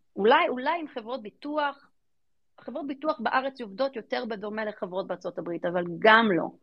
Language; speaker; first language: Hebrew; early bilingual, other home language; English